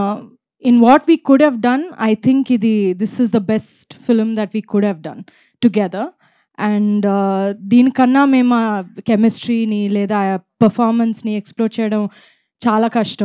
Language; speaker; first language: Telugu; non-native, fluent; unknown